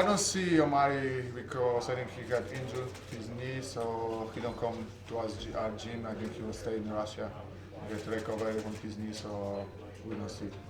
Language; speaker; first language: English; non-native, fluent; Polish